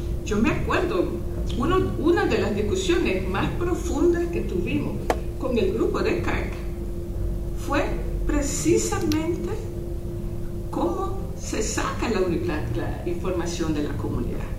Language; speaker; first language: Spanish; non-native, local second language; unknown